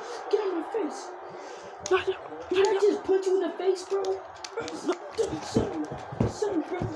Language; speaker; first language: English; native; English